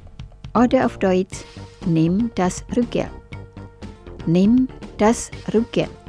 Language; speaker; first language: German; non-native, learner; Indonesian